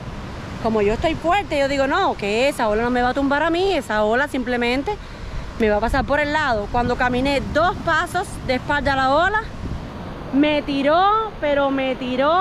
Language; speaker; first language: Spanish; native; Spanish